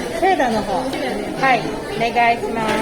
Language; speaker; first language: Japanese; non-native, fluent; Filipino